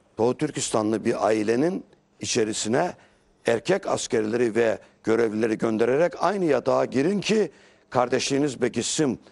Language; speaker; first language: Turkish; native; Turkish